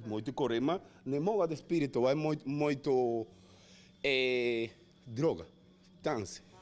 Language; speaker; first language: Bulgarian; non-native, learner; Spanish